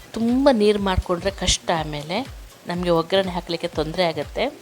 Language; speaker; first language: Kannada; non-native, local second language; Tulu